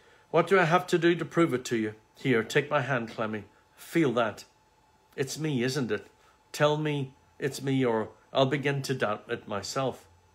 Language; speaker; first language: English; native; English